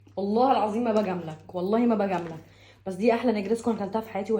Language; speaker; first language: Arabic; native; Arabic